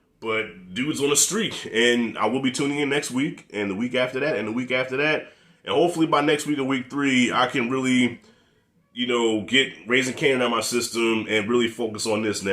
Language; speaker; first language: English; native; English